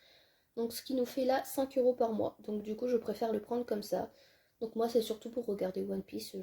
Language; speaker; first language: French; native; French